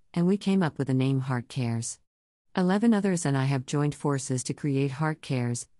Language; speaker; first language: English; native; English